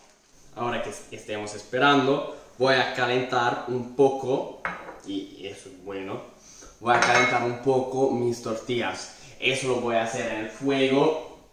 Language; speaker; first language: Spanish; non-native, fluent; Italian